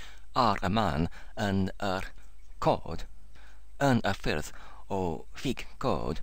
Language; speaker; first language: Welsh; non-native, learner; English